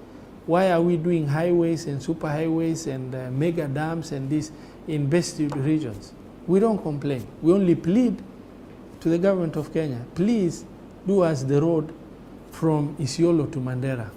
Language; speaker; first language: English; non-native, local second language; Somali